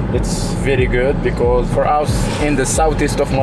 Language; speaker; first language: English; non-native, fluent; Central Atlas Tamazight